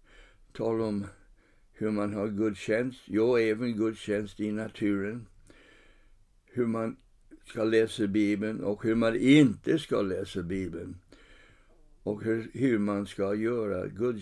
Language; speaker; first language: Swedish; non-native, fluent; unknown